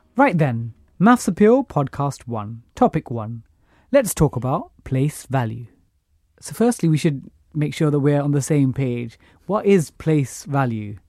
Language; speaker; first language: English; native; English